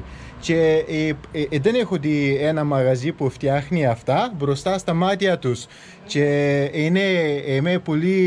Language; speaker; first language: Greek; non-native, learner; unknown